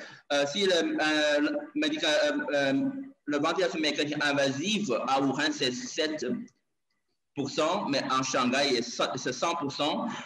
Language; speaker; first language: French; non-native, learner; Chinese